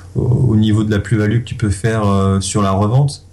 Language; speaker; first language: French; native; French